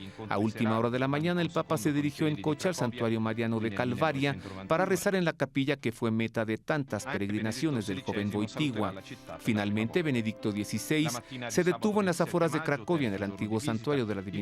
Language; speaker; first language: Spanish; native; Spanish